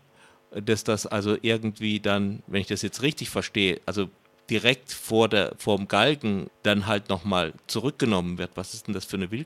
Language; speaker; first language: German; native; German